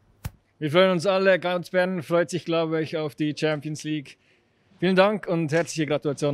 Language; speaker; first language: German; native; German